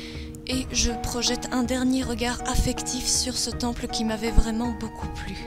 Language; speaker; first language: French; native; French